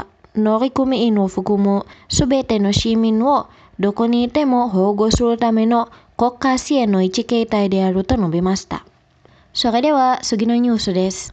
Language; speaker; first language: Japanese; non-native, fluent; Indonesian